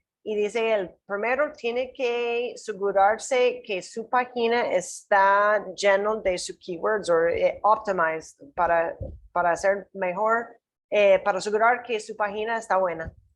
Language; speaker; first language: Spanish; non-native, learner; English